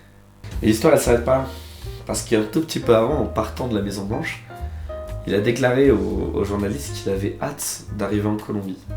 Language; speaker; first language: French; native; French